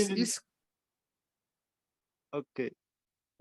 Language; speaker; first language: English; non-native, learner; Portuguese